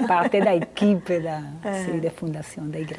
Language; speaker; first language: Portuguese; non-native, fluent; Spanish